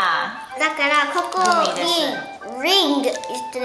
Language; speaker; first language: Japanese; early bilingual, heritage; Japanese